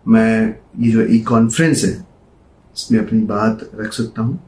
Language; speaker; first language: Hindi; native; Hindi